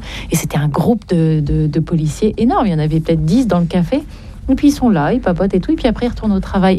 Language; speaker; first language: French; native; French